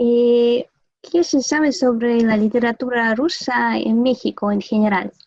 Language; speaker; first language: Spanish; non-native, fluent; Russian